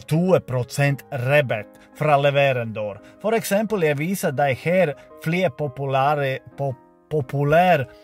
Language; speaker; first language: Norwegian; non-native, learner; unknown